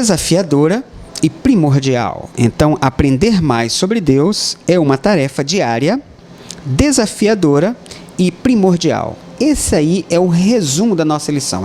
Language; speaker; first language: Portuguese; native; Portuguese